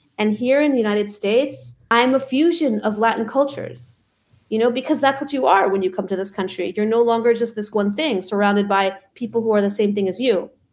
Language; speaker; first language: English; early bilingual, other home language; Spanish